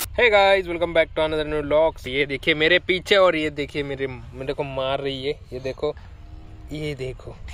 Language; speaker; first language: Hindi; non-native, local second language; Marathi